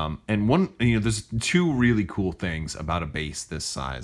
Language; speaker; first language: English; native; English